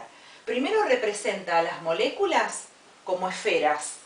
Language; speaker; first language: Spanish; native; Spanish